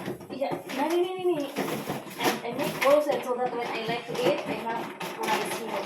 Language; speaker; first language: English; non-native, learner; Filipino